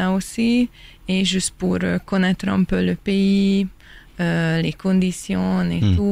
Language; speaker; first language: French; non-native, fluent; Hungarian